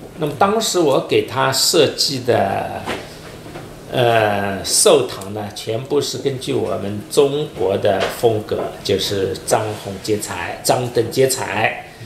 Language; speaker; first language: Chinese; native; Chinese